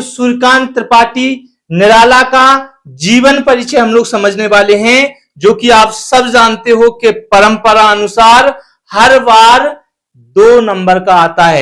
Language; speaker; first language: Hindi; native; Hindi